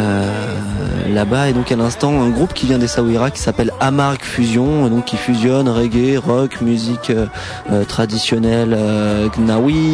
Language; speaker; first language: French; native; French